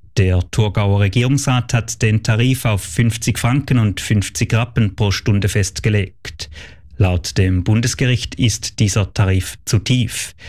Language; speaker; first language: German; native; German